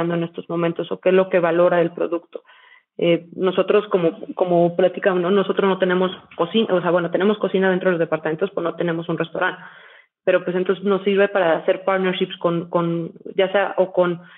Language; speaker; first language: Spanish; native; Spanish